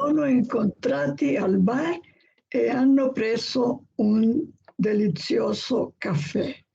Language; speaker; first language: Italian; non-native, learner; Spanish